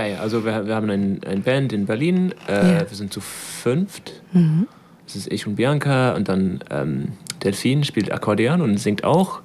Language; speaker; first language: German; non-native, learner; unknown